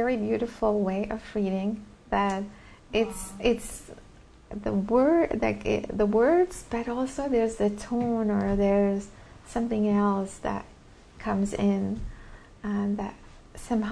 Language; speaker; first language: English; non-native, fluent; Arabic